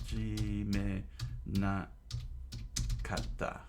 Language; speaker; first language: Japanese; non-native, learner; English